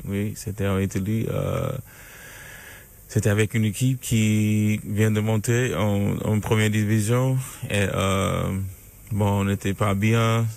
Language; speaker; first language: French; non-native, learner; English